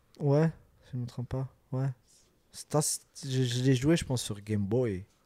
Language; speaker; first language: French; early bilingual, other home language; Arabic